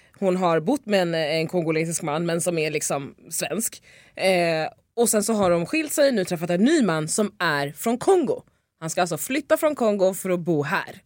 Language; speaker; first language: Swedish; native; Swedish